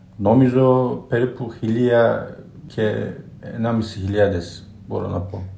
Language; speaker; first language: Greek; non-native, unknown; Turkish